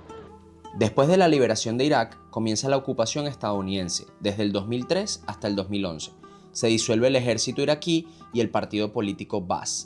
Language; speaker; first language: Spanish; native; Spanish